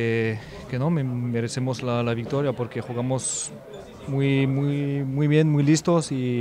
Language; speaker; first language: Spanish; non-native, fluent; French